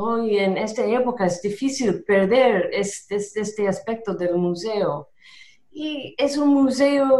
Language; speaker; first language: Spanish; non-native, fluent; English